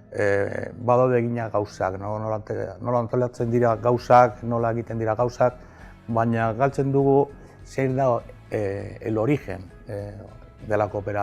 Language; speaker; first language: Basque; non-native, local second language; Spanish